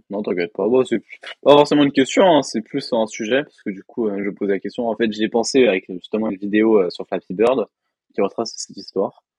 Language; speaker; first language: French; native; French